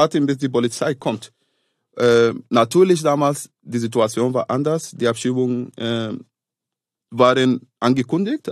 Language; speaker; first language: German; non-native, fluent; Arabic